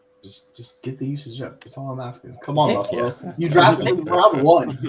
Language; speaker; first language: English; native; English